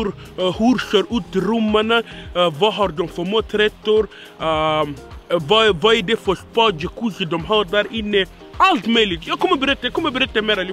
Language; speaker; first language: Swedish; non-native, fluent; Arabic